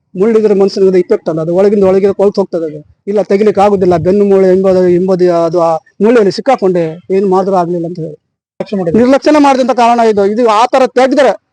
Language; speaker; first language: Kannada; non-native, local second language; Konkani